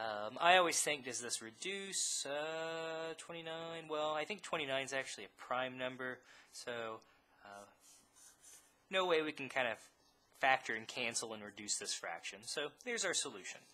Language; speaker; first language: English; native; English